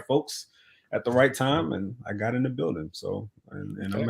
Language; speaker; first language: English; native; English